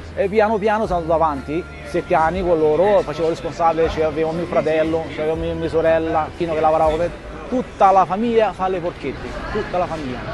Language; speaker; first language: Italian; non-native, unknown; Romanian